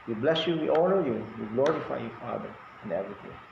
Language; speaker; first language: English; non-native, local second language; Filipino